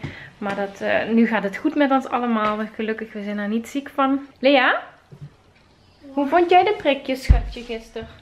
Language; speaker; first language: Dutch; native; Dutch